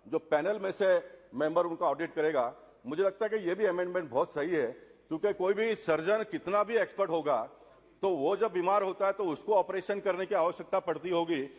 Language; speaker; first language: Hindi; non-native, local second language; Tulu